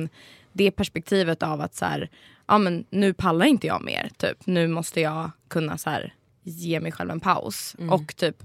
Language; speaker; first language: Swedish; native; Swedish